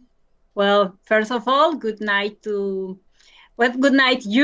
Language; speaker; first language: English; non-native, learner; Spanish